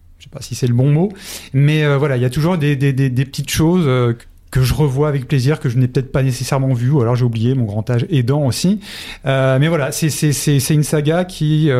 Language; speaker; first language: French; native; French